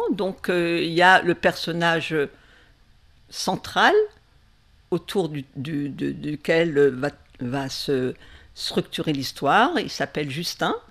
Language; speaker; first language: French; native; French